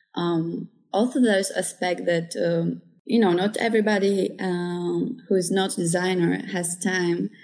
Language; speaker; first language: English; early bilingual, other home language; Czech